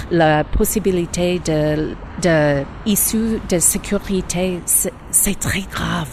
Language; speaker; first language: French; non-native, learner; English